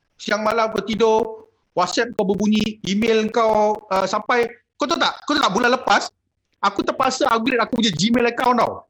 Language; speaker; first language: Malay; native; Malay